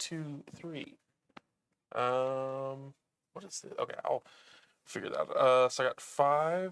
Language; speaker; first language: English; native; English